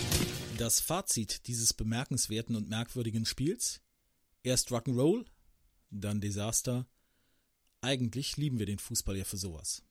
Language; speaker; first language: German; native; German